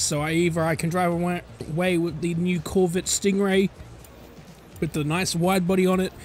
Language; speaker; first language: English; native; English